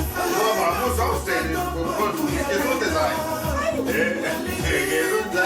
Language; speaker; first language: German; non-native, learner; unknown